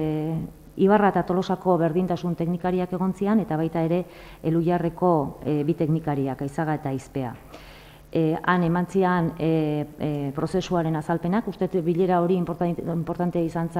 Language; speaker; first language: Basque; native; Basque